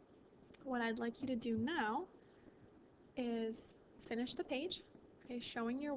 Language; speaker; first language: English; native; English